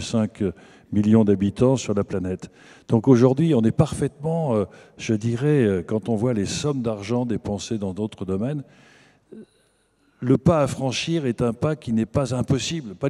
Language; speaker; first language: French; native; French